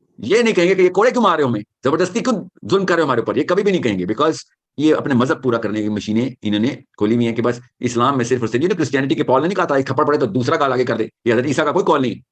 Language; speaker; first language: Urdu; native; Urdu